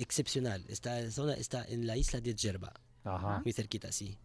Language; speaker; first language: Spanish; non-native, fluent; Arabic